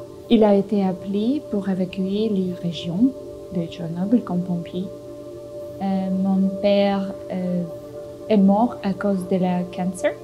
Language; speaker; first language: French; non-native, learner; Russian